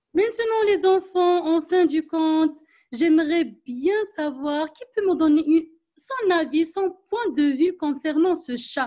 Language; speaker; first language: French; non-native, local second language; Arabic